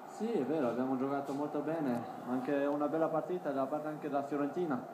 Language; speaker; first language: Italian; non-native, fluent; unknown